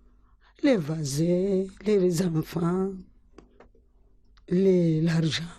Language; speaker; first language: French; non-native, learner; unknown